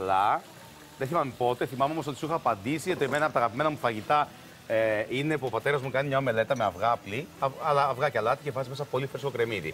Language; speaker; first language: Greek; native; Greek